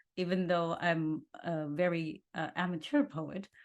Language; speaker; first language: English; non-native, fluent; Indonesian